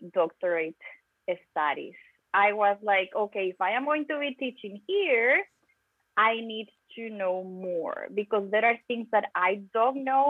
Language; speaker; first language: English; non-native, fluent; Spanish